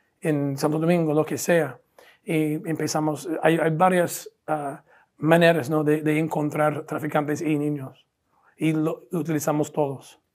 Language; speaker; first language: Spanish; non-native, fluent; English